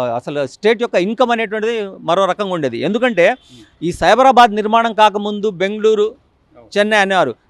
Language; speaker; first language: Telugu; non-native, local second language; Urdu